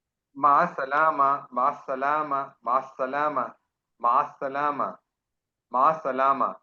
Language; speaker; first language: Arabic; non-native, learner; Urdu